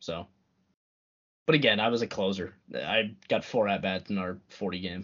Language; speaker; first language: English; native; English